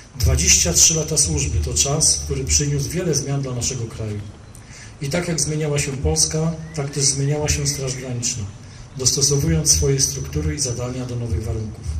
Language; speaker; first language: Polish; native; Polish